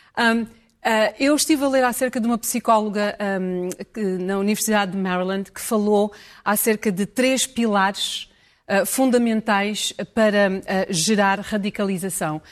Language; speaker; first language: Portuguese; early bilingual, heritage; Portuguese